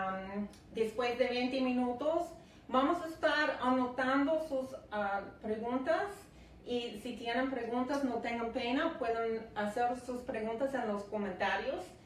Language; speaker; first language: Spanish; non-native, fluent; English